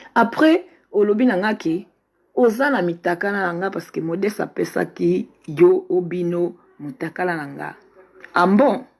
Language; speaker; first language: Lingala; non-native, fluent; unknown